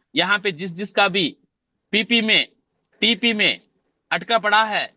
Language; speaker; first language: Hindi; non-native, local second language; Telugu